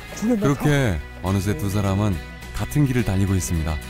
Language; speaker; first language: Korean; native; Korean